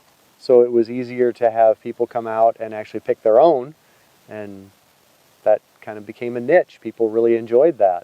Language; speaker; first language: English; native; English